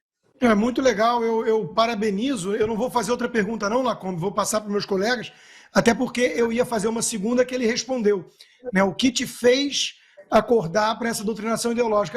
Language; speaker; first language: Portuguese; native; Portuguese